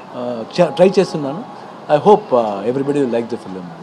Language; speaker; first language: Telugu; non-native, learner; Kannada